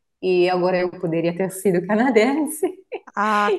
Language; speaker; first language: Portuguese; non-native, fluent; Italian